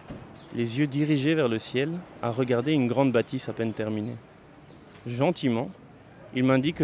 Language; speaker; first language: French; native; French